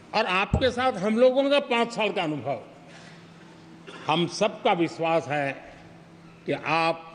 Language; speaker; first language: Hindi; non-native, local second language; Gujarati